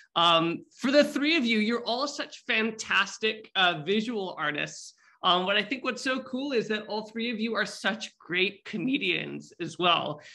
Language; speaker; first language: English; native; English